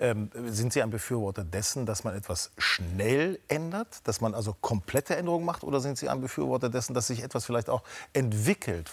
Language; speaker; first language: German; native; German